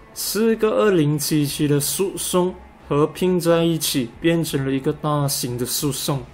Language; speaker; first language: Chinese; native; Chinese